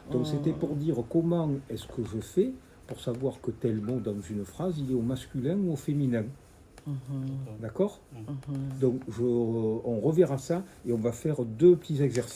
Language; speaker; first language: French; native; French